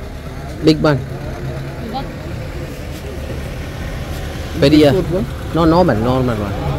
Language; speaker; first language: English; non-native, learner; Tamil